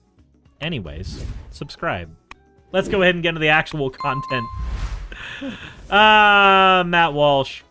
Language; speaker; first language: English; native; English